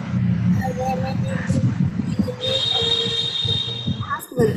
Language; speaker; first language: English; non-native, learner; Vietnamese